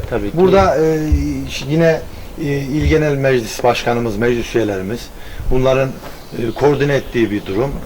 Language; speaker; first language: Turkish; native; Turkish